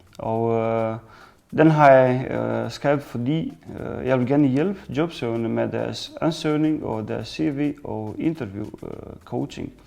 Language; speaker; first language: Danish; non-native, fluent; Romanian